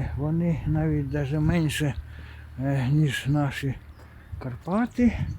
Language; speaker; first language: Ukrainian; non-native, local second language; Russian